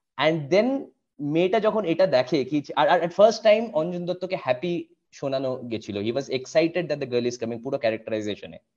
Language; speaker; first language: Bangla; non-native, local second language; Hindi